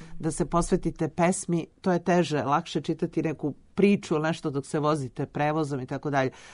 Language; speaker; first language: Serbian; native; Serbian